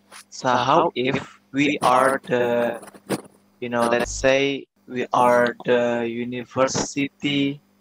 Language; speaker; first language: English; non-native, learner; Indonesian